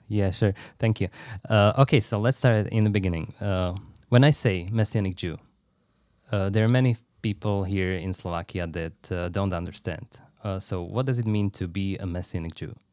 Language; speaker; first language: English; non-native, fluent; Slovak